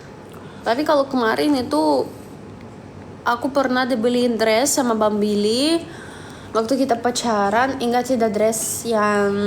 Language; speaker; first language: Indonesian; non-native, fluent; Russian